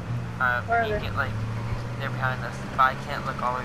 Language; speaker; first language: English; native; English